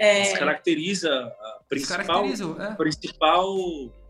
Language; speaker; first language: Portuguese; native; Portuguese